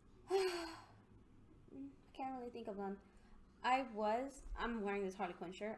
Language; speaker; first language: English; native; English